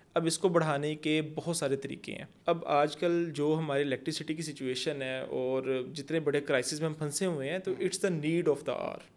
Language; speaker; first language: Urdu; non-native, local second language; Punjabi